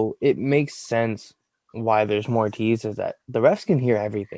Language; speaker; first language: English; native; English